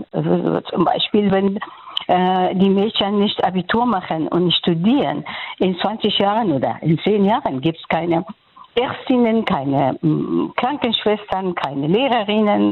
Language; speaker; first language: German; non-native, fluent; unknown